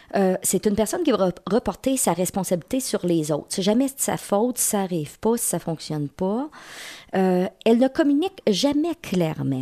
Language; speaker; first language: French; native; French